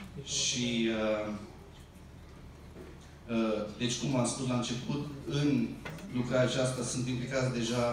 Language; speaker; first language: Romanian; early bilingual, heritage; Romanian